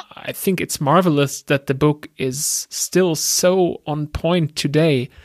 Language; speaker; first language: English; non-native, fluent; German